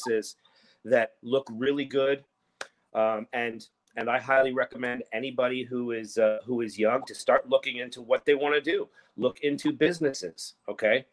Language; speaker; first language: English; native; English